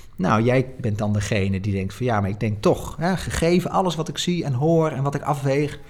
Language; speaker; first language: Dutch; native; Dutch